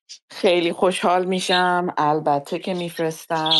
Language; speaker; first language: Persian; early bilingual, heritage; Persian